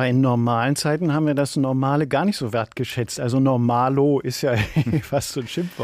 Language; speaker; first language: German; native; German